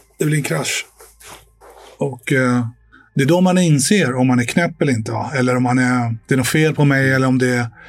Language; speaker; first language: Swedish; early bilingual, other home language; Arabic